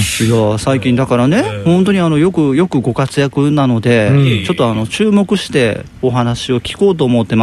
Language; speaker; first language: Japanese; native; Japanese